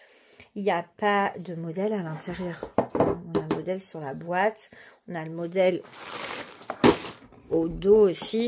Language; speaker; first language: French; native; French